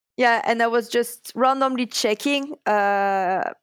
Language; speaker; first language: English; non-native, fluent; French